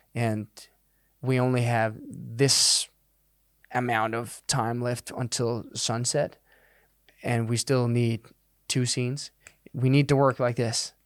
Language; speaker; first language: English; non-native, fluent; Danish